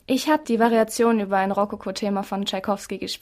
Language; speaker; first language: German; native; German